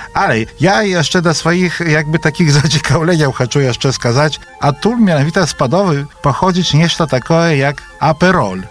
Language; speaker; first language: Belarusian; native; Belarusian